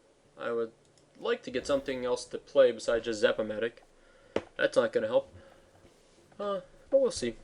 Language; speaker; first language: English; native; English